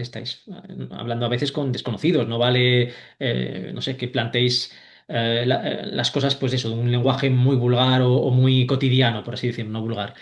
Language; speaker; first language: Spanish; native; Spanish